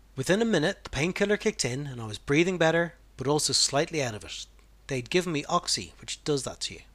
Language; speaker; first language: English; native; English